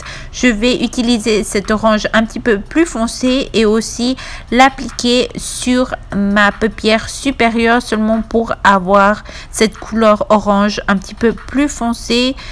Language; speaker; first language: French; non-native, fluent; Spanish